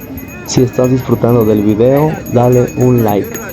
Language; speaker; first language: Spanish; native; Spanish